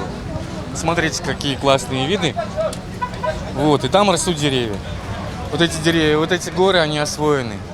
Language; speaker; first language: Russian; native; Russian